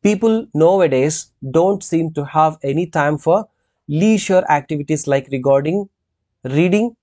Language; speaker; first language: English; non-native, local second language; Telugu